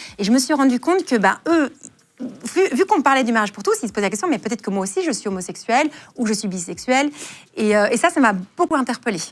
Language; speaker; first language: French; native; French